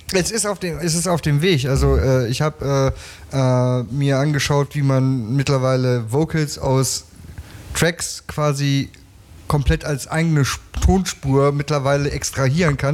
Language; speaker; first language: German; native; German